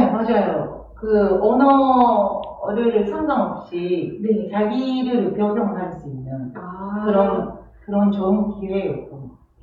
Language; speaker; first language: Korean; non-native, fluent; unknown